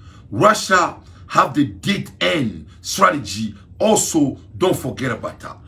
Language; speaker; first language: English; non-native, learner; Bambara